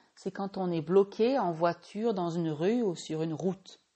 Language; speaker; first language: French; native; French